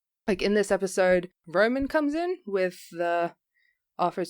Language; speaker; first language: English; native; English